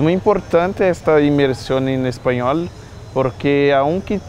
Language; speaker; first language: Spanish; non-native, fluent; Portuguese